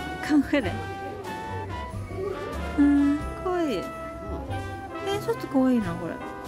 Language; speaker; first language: Swedish; non-native, learner; Japanese